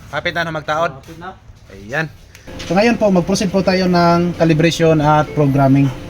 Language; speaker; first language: Filipino; non-native, local second language; Cebuano